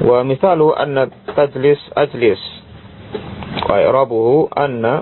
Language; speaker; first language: Arabic; non-native, fluent; Indonesian